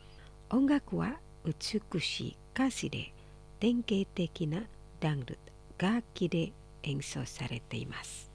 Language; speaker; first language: Japanese; non-native, fluent; Indonesian